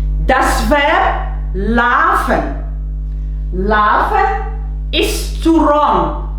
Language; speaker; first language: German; non-native, fluent; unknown